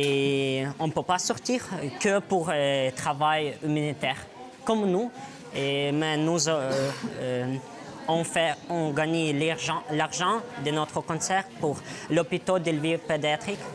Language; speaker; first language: French; non-native, learner; Ukrainian